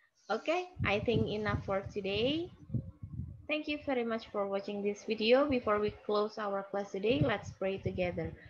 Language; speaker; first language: English; non-native, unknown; Indonesian